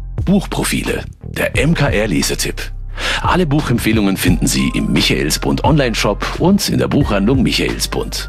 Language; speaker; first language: German; native; German